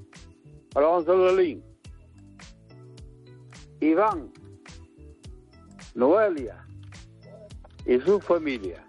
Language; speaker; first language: Spanish; non-native, local second language; Galician